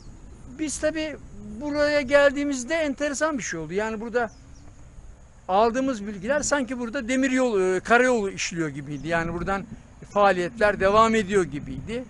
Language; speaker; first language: Turkish; native; Turkish